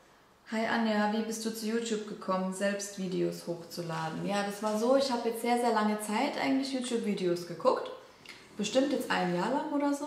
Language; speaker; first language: German; native; German